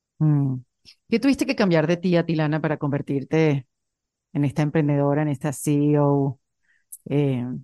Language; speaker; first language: Spanish; native; Spanish